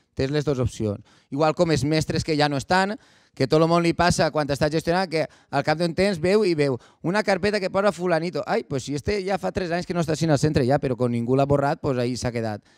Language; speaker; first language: Catalan; native; Catalan